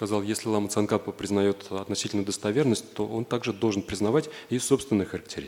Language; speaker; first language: Russian; native; Russian